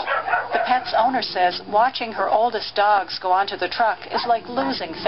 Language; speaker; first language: English; native; English